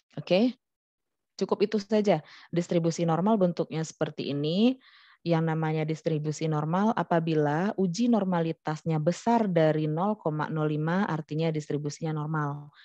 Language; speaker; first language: Indonesian; non-native, local second language; Minangkabau